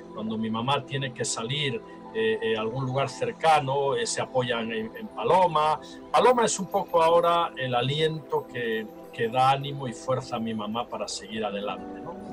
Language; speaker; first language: Spanish; native; Spanish